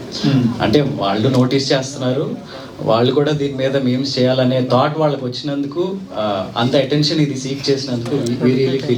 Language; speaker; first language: Telugu; native; Telugu